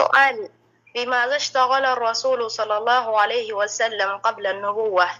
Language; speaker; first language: Arabic; non-native, fluent; Oromo